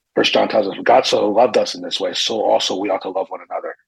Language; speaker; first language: English; native; English